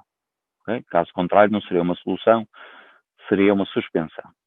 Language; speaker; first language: Portuguese; native; Portuguese